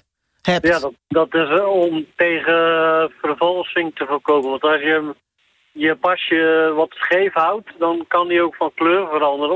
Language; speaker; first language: Dutch; native; Dutch